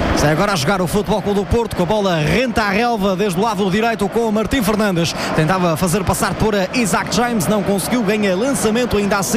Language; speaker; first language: Portuguese; native; Portuguese